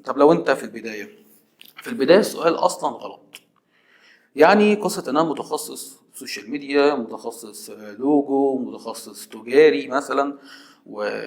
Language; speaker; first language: Arabic; native; Arabic